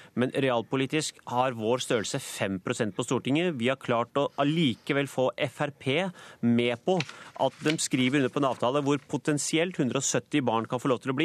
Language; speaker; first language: Norwegian; native; Norwegian